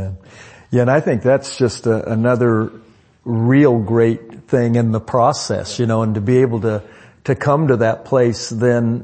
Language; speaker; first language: English; native; English